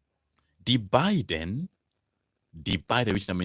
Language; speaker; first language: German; non-native, fluent; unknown